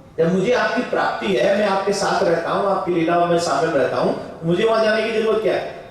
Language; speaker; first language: Hindi; native; Hindi